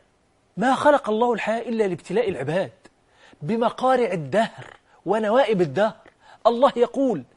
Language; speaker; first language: Arabic; native; Arabic